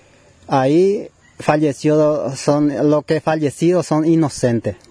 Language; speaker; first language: Spanish; non-native, local second language; Guarani